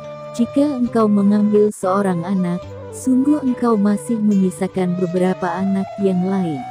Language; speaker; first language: Indonesian; native; Indonesian